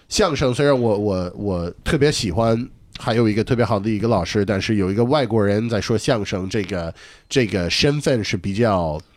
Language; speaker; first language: Chinese; non-native, fluent; English